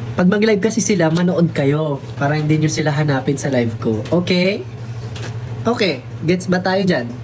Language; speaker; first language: Filipino; non-native, local second language; Waray